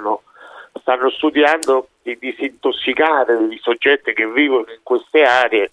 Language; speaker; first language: Italian; native; Italian